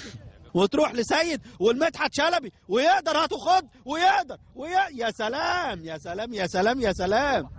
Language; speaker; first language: Arabic; native; Arabic